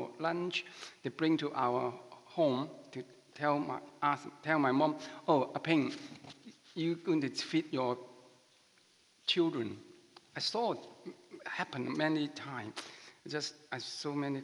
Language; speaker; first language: English; non-native, learner; Chinese